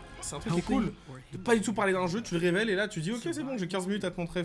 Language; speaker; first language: French; native; French